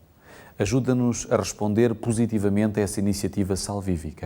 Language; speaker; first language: Portuguese; native; Portuguese